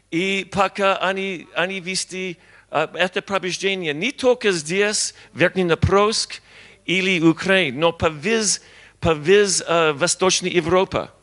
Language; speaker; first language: Russian; non-native, learner; English